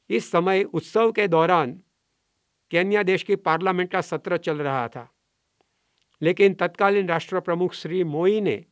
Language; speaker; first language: Hindi; non-native, local second language; Gujarati